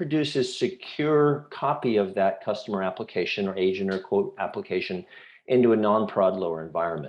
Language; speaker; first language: English; native; English